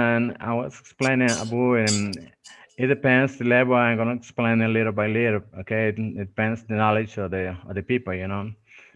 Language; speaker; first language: English; non-native, fluent; Spanish